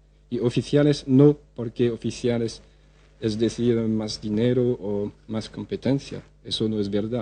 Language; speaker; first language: Spanish; non-native, fluent; French